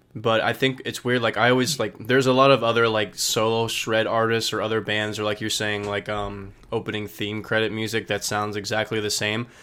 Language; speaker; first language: English; native; English